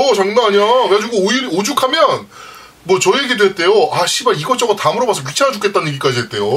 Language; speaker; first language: Korean; native; Korean